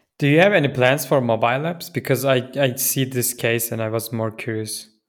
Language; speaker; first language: English; non-native, fluent; Turkish